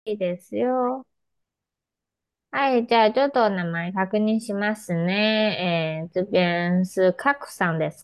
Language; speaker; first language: Japanese; non-native, fluent; Chinese